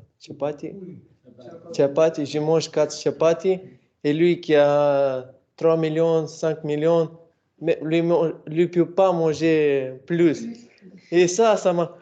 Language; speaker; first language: French; non-native, learner; Russian